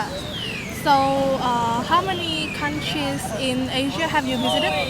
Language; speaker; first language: English; non-native, learner; Vietnamese